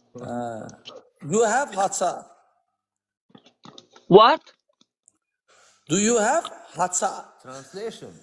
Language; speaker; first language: English; non-native, learner; Azerbaijani